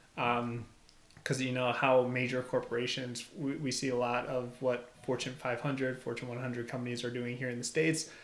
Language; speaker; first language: English; early bilingual, other home language; Albanian